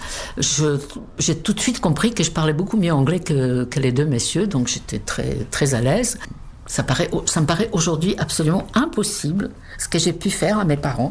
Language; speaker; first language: French; non-native, fluent; Czech